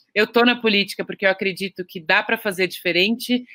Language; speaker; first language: Portuguese; native; Portuguese